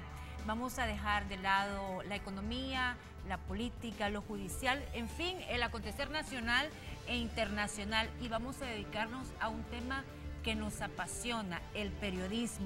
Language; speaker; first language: Spanish; native; Spanish